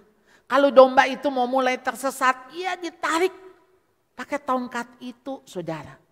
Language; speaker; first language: Indonesian; native; Indonesian